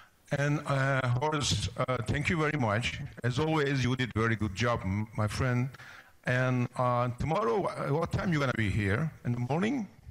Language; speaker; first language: English; non-native, fluent; Turkish